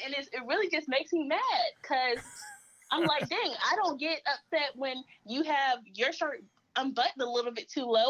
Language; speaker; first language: English; native; English